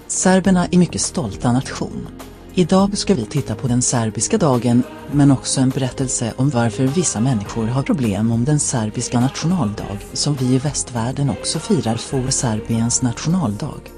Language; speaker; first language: Swedish; non-native, learner; Croatian